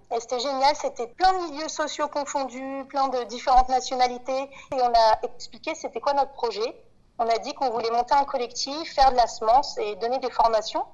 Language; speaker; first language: French; native; French